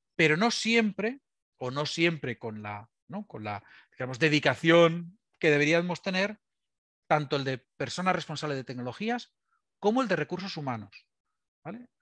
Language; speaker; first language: Spanish; native; Spanish